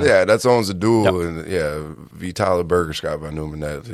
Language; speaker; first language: Dutch; non-native, learner; English